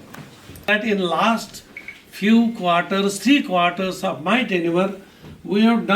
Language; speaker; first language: English; non-native, local second language; Kashmiri